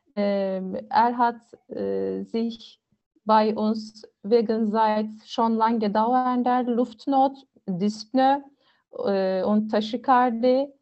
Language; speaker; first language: German; non-native, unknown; Turkish